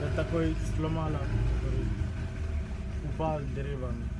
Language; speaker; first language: Russian; non-native, learner; Sinhala